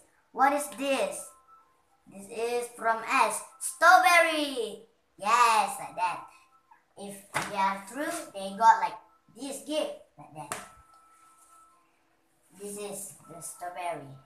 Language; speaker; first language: English; non-native, learner; Indonesian